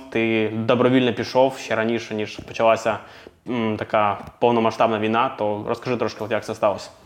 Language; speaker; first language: Ukrainian; non-native, local second language; Russian